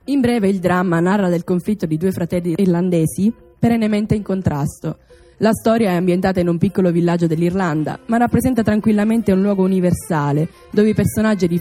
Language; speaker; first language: Italian; native; Italian